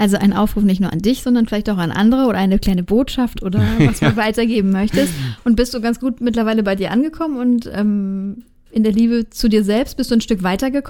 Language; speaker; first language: German; native; German